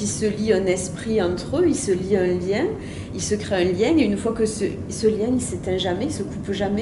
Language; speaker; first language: French; native; French